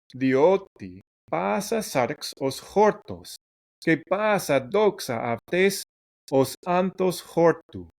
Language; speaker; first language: Greek; non-native, fluent; English